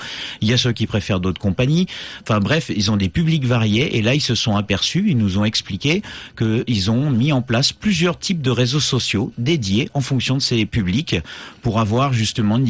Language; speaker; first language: French; native; French